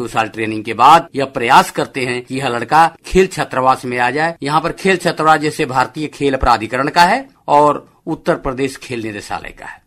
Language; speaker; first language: Hindi; native; Hindi